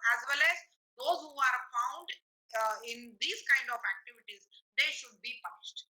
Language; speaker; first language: English; non-native, local second language; Marathi